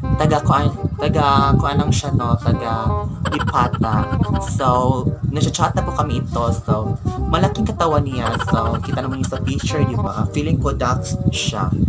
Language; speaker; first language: Filipino; non-native, local second language; Cebuano